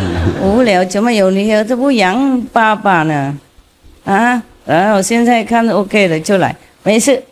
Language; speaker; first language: Chinese; non-native, fluent; Vietnamese